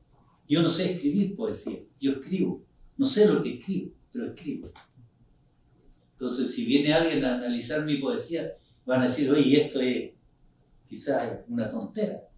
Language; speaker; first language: Spanish; non-native, local second language; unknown